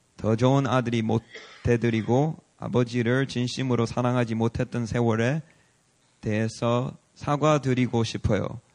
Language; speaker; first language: Korean; non-native, learner; English